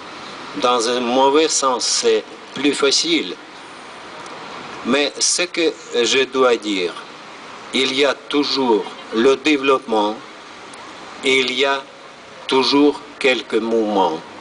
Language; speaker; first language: French; non-native, fluent; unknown